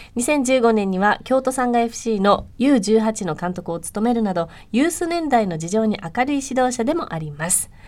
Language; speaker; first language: Japanese; native; Japanese